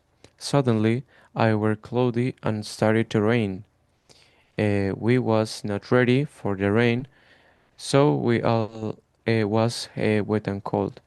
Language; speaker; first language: English; non-native, learner; Spanish